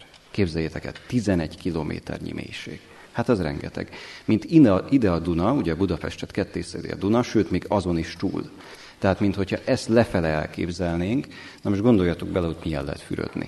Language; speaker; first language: Hungarian; native; Hungarian